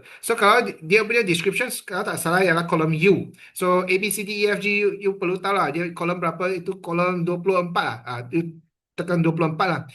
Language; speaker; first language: Malay; non-native, local second language; Chinese